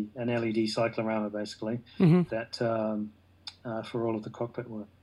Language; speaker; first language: English; native; English